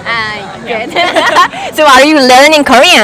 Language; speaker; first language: English; non-native, learner; Mongolian